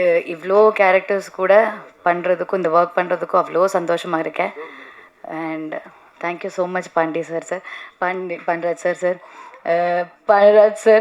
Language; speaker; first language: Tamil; non-native, learner; Malayalam